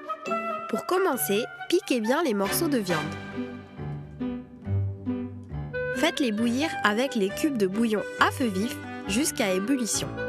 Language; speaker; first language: French; native; French